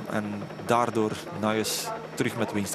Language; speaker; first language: Dutch; native; Dutch